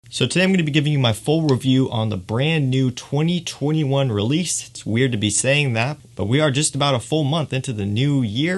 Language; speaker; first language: English; native; English